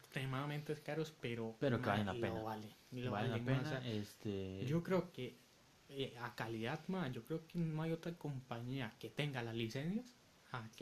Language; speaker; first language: Spanish; native; Spanish